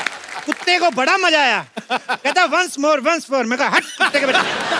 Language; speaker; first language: Hindi; native; Hindi